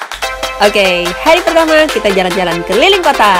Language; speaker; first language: Indonesian; native; Indonesian